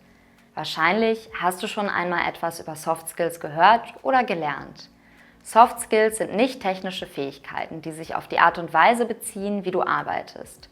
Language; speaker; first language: German; native; German